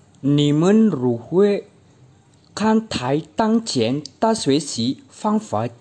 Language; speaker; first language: Chinese; non-native, learner; Indonesian